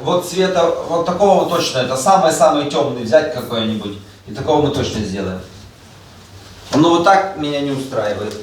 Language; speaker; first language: Russian; native; Russian